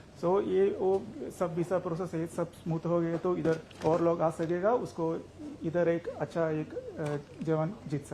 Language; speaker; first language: Hindi; non-native, local second language; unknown